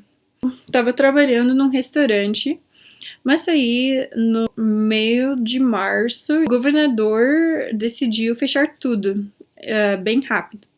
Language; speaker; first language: Portuguese; early bilingual, heritage; Portuguese